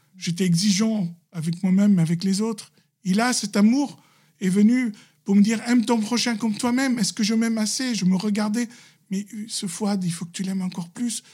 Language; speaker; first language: French; non-native, local second language; Arabic